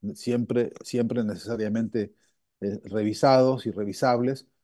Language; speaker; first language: Spanish; native; Spanish